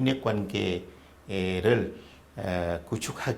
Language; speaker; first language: Korean; non-native, fluent; Vietnamese